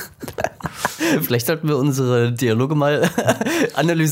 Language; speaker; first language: German; native; German